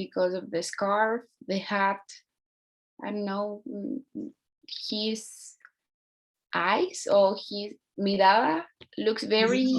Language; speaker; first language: English; non-native, learner; Spanish